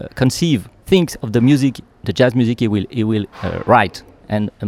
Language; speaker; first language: English; non-native, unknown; French